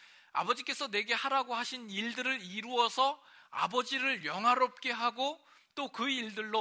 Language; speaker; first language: Korean; native; Korean